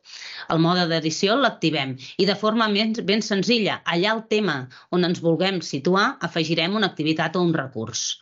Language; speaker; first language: Catalan; native; Catalan